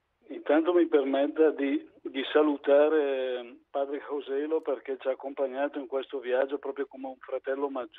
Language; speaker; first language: Italian; native; Italian